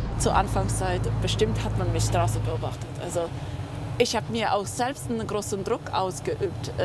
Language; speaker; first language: German; early bilingual, other home language; Polish